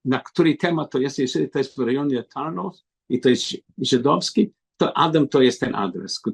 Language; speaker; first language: Polish; non-native, learner; English